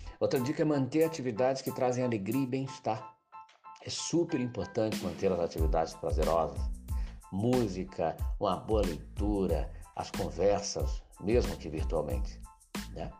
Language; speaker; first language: Portuguese; native; Portuguese